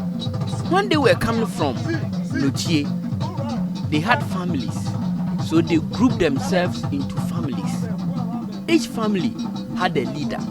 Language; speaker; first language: English; non-native, local second language; Akan